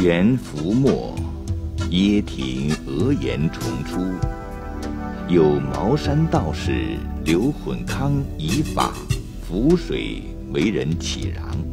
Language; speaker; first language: Chinese; native; Chinese